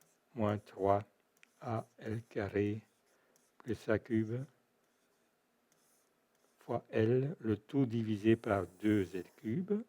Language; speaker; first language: French; native; French